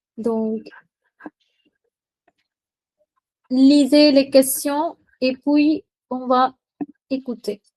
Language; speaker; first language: French; non-native, fluent; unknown